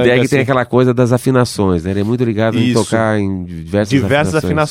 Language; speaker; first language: Portuguese; native; Portuguese